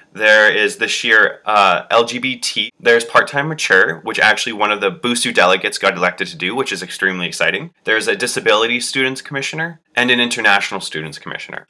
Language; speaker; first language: English; native; English